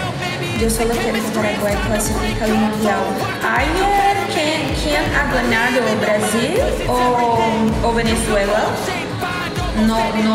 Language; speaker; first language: Spanish; non-native, learner; Portuguese